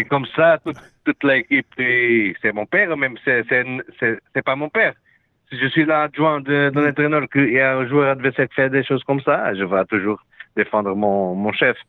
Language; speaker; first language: French; non-native, learner; Portuguese